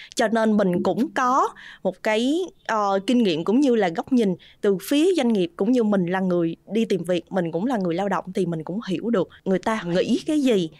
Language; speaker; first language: Vietnamese; native; Vietnamese